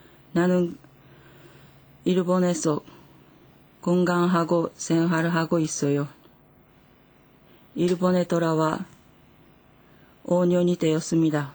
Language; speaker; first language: Korean; non-native, fluent; Japanese